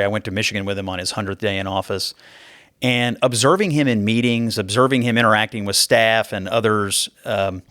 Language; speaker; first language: English; native; English